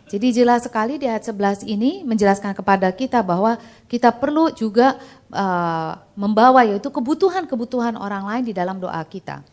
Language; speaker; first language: Indonesian; native; Indonesian